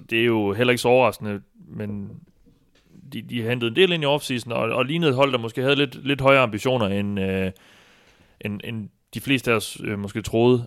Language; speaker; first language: Danish; native; Danish